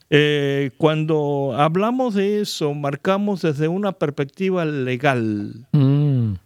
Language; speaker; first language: Spanish; non-native, fluent; Korean